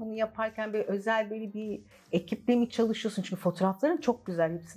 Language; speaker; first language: Turkish; native; Turkish